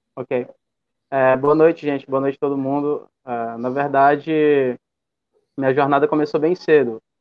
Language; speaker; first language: Portuguese; native; Portuguese